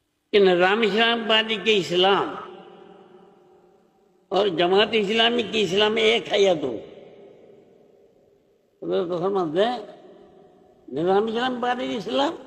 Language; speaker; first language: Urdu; non-native, fluent; Bangla